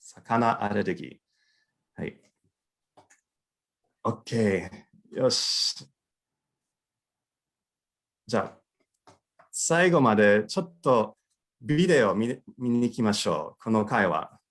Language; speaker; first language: Japanese; non-native, fluent; English